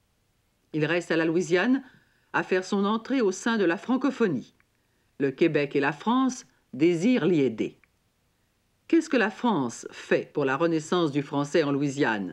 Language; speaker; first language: French; native; French